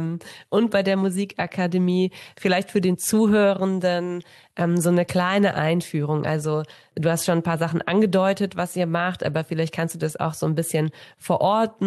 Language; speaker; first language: German; native; German